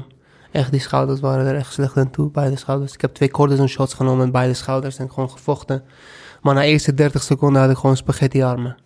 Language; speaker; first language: Dutch; non-native, fluent; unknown